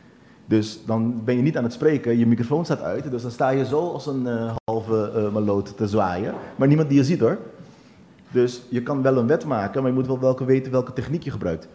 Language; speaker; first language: Dutch; non-native, local second language; Papiamento